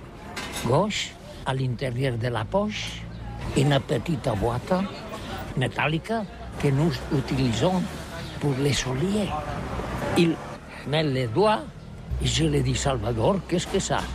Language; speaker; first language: French; non-native, local second language; Catalan